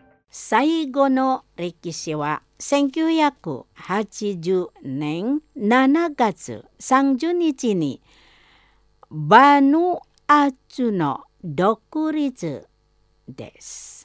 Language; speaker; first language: Japanese; non-native, fluent; Indonesian